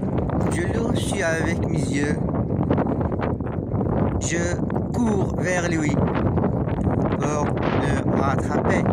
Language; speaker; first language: French; non-native, learner; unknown